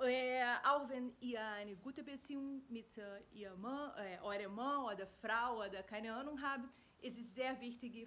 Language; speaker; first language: German; non-native, fluent; Portuguese